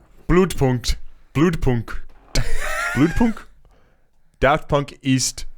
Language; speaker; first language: German; non-native, learner; English